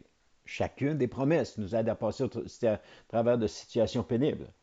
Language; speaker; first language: French; native; French